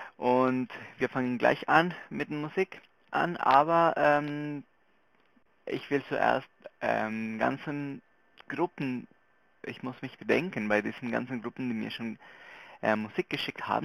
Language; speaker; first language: German; non-native, local second language; Spanish